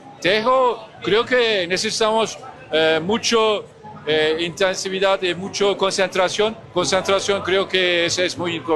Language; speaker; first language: Spanish; non-native, fluent; Turkish